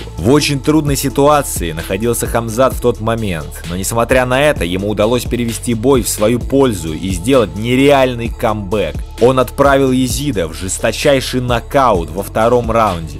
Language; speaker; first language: Russian; native; Russian